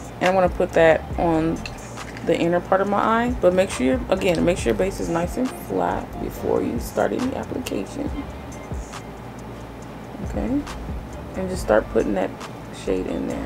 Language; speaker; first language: English; native; English